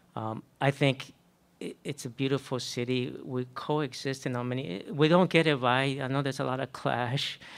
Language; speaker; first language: English; native; English